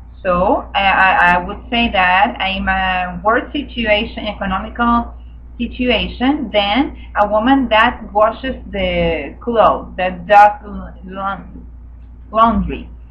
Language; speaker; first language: English; non-native, fluent; Spanish